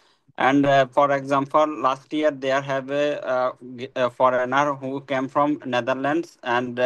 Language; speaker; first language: English; non-native, learner; Bangla